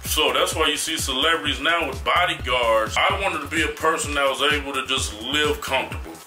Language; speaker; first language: English; native; English